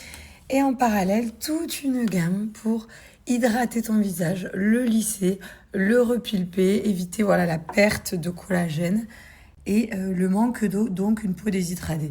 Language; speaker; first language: French; native; French